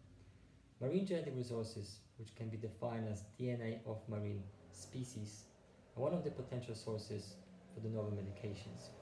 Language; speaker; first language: English; non-native, fluent; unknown